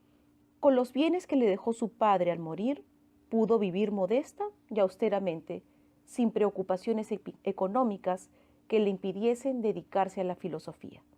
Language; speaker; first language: Spanish; native; Spanish